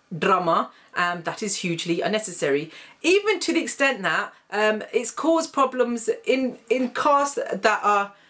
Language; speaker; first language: English; native; English